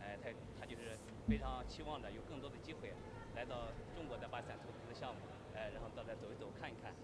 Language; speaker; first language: Chinese; native; Chinese